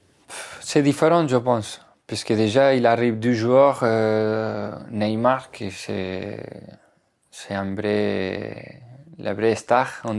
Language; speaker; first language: French; non-native, fluent; Spanish